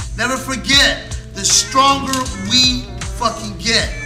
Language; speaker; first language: English; native; English